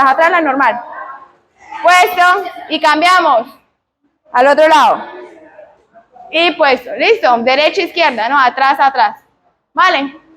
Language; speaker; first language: Spanish; native; Spanish